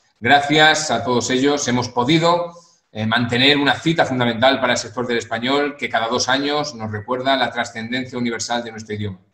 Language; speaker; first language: Spanish; native; Spanish